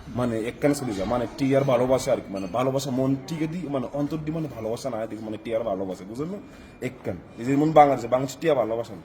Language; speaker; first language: Bangla; non-native, learner; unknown